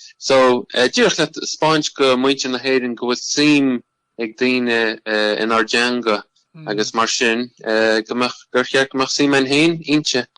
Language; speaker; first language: Irish; native; Irish